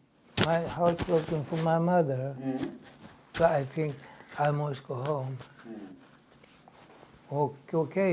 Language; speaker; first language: English; non-native, learner; Swedish